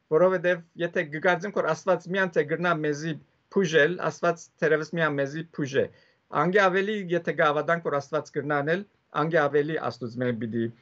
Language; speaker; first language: Armenian; early bilingual, heritage; Armenian